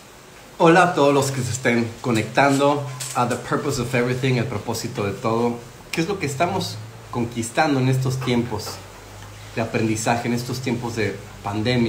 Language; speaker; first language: Spanish; native; Spanish